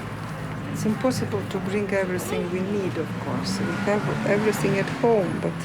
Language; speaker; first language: English; non-native, learner; Russian